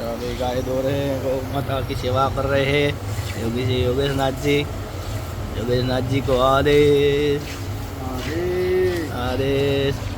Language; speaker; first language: Hindi; non-native, local second language; Gujarati